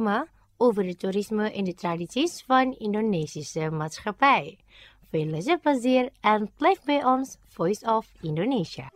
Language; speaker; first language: Dutch; non-native, fluent; Indonesian